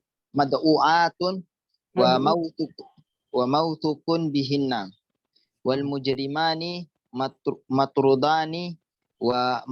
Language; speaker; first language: Arabic; non-native, learner; Indonesian